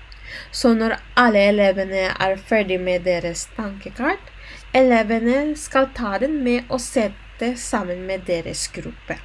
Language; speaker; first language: Norwegian; non-native, learner; Filipino